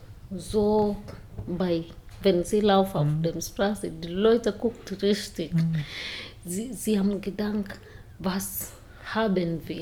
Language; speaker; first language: German; non-native, learner; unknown